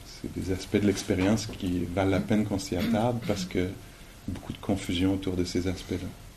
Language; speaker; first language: French; native; French